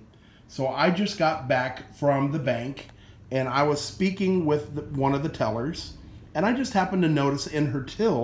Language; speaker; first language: English; native; English